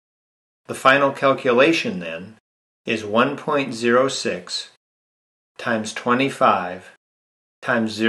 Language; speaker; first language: English; native; English